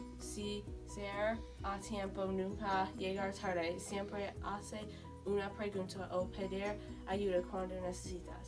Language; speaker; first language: Spanish; non-native, learner; English